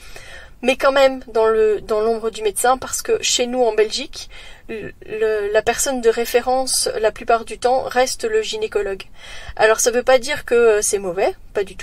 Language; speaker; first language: French; native; French